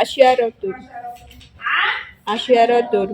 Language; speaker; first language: Arabic; non-native, learner; Indonesian